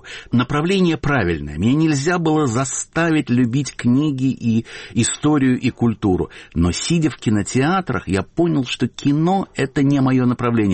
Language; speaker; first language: Russian; native; Russian